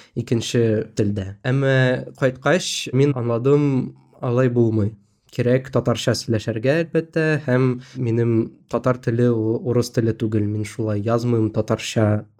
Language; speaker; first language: Tatar; non-native, local second language; Russian